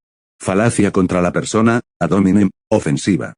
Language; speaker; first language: Spanish; native; Spanish